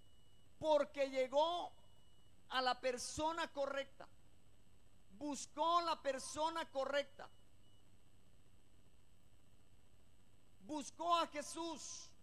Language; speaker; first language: Spanish; native; Spanish